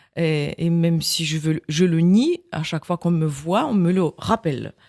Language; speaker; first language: French; non-native, fluent; Russian